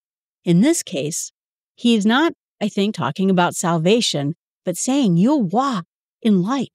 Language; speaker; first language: English; native; English